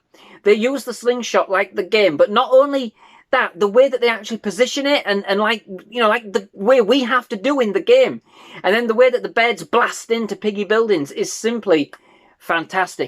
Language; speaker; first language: English; native; English